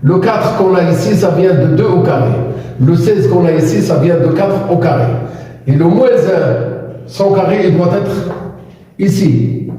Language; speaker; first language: French; non-native, local second language; Arabic